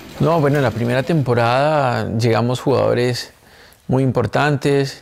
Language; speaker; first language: Spanish; native; Spanish